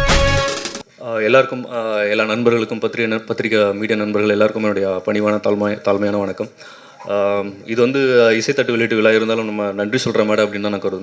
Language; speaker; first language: Tamil; native; Tamil